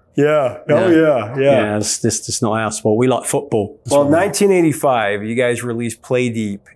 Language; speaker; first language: English; native; English